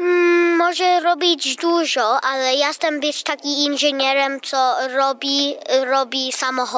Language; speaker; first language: Polish; early bilingual, heritage; Polish